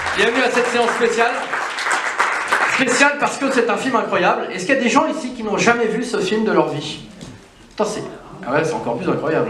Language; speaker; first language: French; native; French